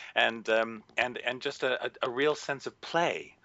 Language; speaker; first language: English; native; English